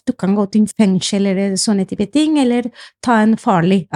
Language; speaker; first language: Norwegian; non-native, fluent; Spanish